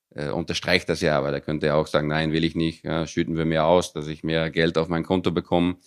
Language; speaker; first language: German; early bilingual, other home language; Dutch